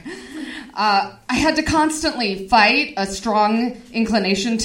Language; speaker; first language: English; native; English